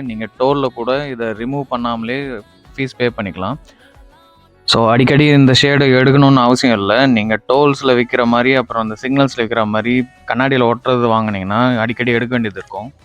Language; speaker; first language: Tamil; native; Tamil